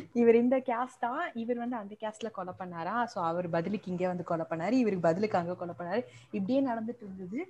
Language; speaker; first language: Tamil; native; Tamil